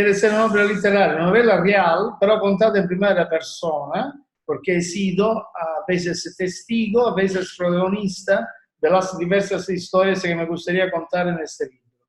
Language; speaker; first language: Spanish; non-native, learner; Italian